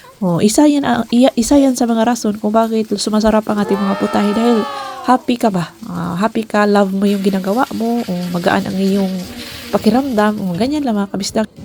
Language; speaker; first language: Filipino; non-native, local second language; Cebuano